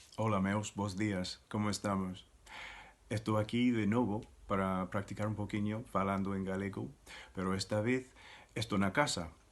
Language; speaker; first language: Galician; non-native, learner; English